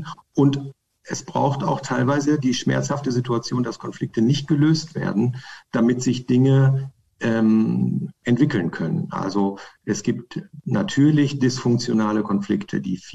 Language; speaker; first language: German; native; German